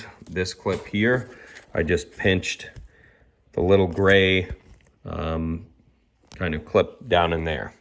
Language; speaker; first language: English; native; English